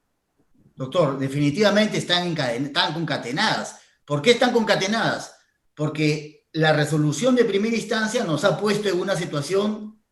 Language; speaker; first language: Spanish; native; Spanish